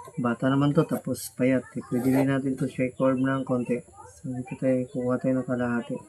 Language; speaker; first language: Filipino; non-native, local second language; Cebuano